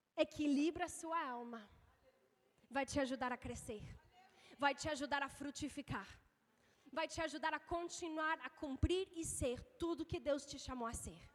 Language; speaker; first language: Portuguese; non-native, fluent; English